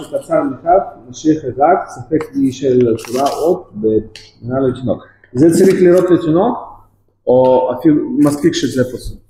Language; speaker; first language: Hebrew; non-native, fluent; Russian